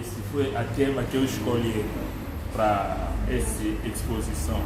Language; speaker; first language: Portuguese; non-native, learner; Luba-Lulua